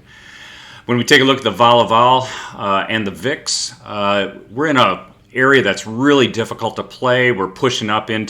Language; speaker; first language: English; native; English